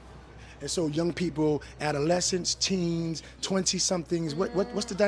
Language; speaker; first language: English; native; English